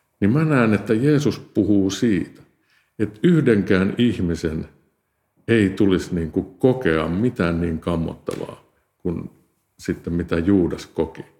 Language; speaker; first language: Finnish; native; Finnish